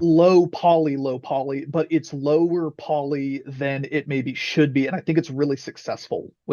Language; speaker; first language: English; native; English